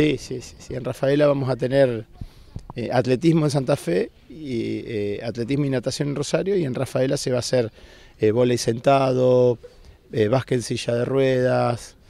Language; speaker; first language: Spanish; native; Spanish